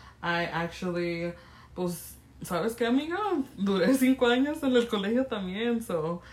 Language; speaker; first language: Spanish; early bilingual, heritage; Spanish